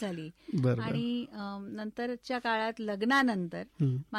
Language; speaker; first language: Marathi; non-native, local second language; Bangla